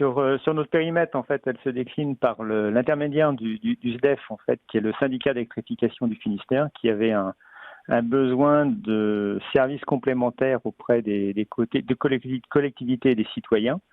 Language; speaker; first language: French; native; French